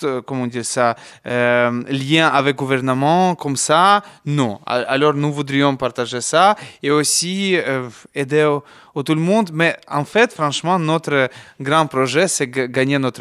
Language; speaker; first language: French; non-native, learner; Ukrainian